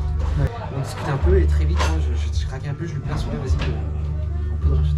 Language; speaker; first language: French; native; French